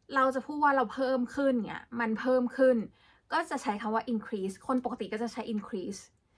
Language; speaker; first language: Thai; native; Thai